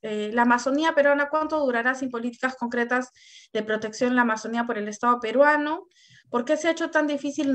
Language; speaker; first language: Spanish; native; Spanish